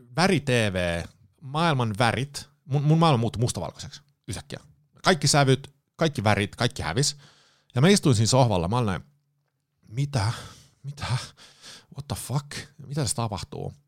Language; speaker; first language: Finnish; early bilingual, heritage; Finnish